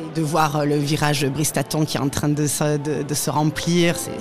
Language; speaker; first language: French; native; French